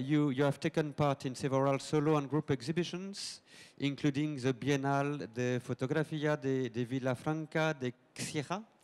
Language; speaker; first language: English; non-native, fluent; French